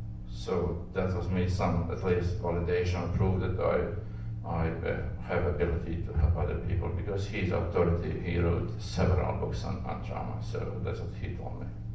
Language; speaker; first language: English; non-native, fluent; Serbian